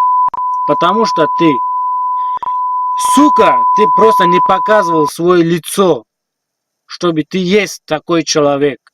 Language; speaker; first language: Russian; non-native, learner; Tajik